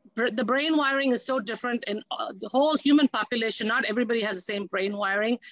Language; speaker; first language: English; non-native, local second language; Tamil